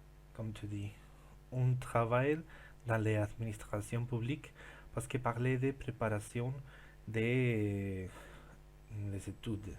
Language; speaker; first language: French; non-native, learner; Spanish